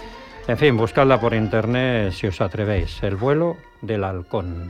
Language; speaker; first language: Spanish; native; Spanish